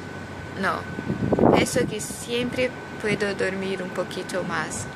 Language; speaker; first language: Spanish; non-native, learner; Portuguese